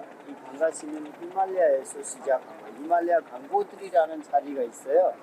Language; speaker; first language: Korean; non-native, fluent; Hindi